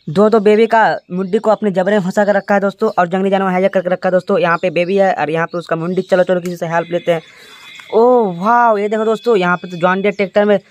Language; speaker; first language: Hindi; native; Hindi